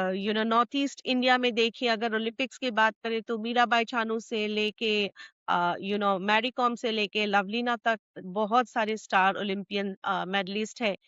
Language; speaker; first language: Hindi; non-native, local second language; Assamese